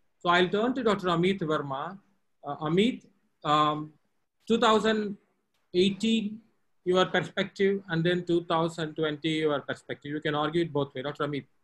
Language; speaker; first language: English; non-native, local second language; Tamil